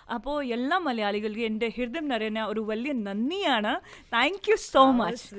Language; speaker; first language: Malayalam; non-native, local second language; Hindi